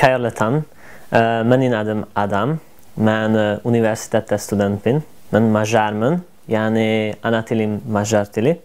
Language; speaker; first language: Kazakh; non-native, learner; Hungarian